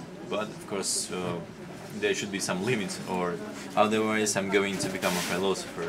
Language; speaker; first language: English; non-native, fluent; Russian